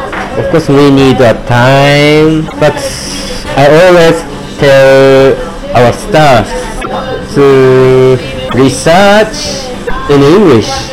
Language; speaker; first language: English; non-native, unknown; Japanese